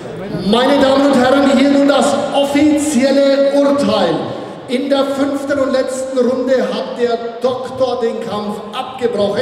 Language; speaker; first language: German; native; German